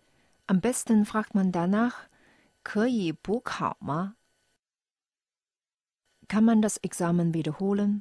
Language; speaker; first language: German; non-native, fluent; Chinese